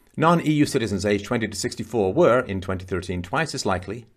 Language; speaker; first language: English; native; English